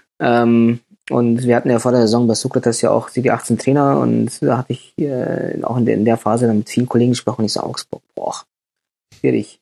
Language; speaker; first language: German; native; German